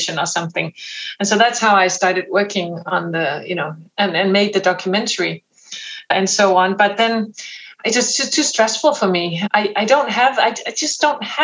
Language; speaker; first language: English; non-native, fluent; Danish